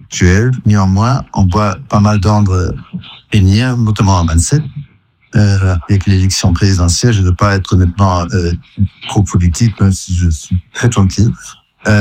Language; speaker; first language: French; non-native, fluent; German